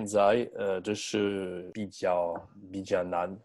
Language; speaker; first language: Chinese; non-native, learner; French